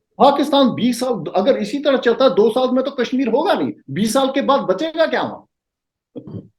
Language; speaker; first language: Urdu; non-native, local second language; Kashmiri